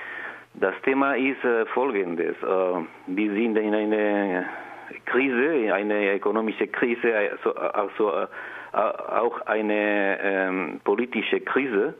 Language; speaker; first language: German; non-native, learner; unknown